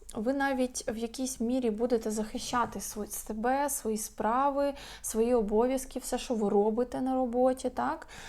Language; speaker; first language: Ukrainian; non-native, local second language; Russian